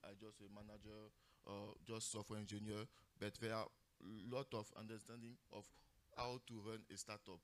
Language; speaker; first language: English; non-native, local second language; French